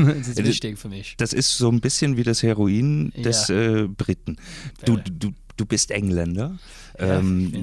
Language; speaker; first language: German; native; German